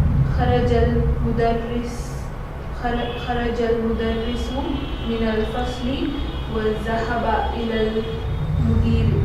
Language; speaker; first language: Arabic; non-native, learner; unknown